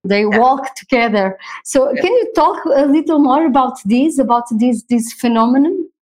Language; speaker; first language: English; non-native, fluent; Portuguese